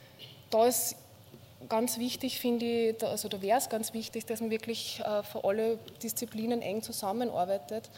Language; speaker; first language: German; native; German